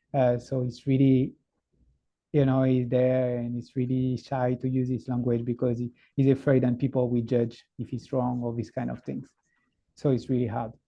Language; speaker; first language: English; non-native, fluent; French